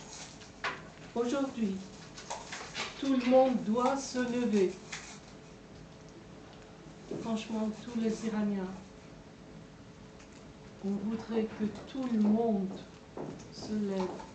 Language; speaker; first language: French; non-native, fluent; Persian